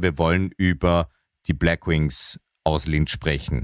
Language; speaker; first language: German; native; German